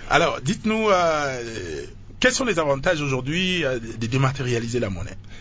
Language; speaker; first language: French; non-native, local second language; Lingala